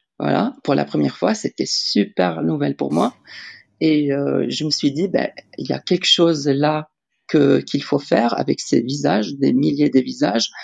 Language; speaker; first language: French; non-native, local second language; Arabic